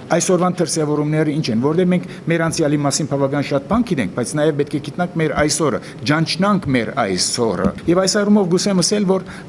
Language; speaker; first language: Armenian; native; Armenian